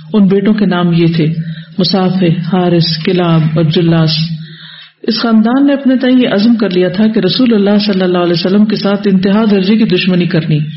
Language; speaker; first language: Urdu; native; Urdu